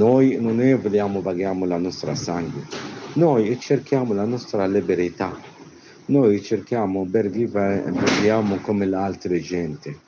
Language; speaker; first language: Italian; non-native, learner; Arabic